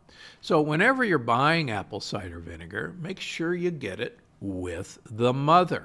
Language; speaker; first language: English; native; English